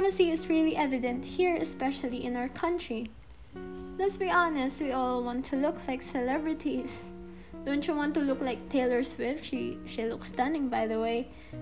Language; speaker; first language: English; non-native, local second language; Filipino